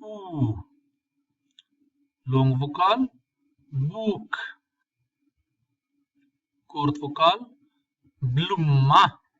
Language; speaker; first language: Swedish; non-native, fluent; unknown